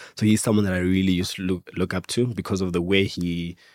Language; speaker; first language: English; non-native, local second language; Venda